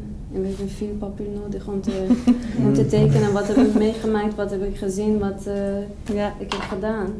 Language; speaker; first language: Dutch; non-native, learner; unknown